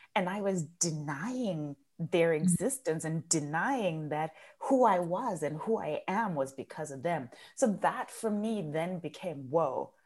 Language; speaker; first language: English; non-native, local second language; Shona